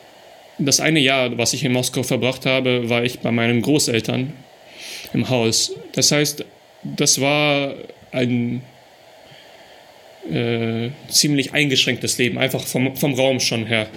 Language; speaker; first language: German; early bilingual, other home language; Russian